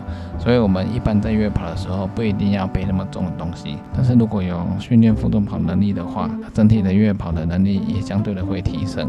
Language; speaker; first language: Chinese; native; Chinese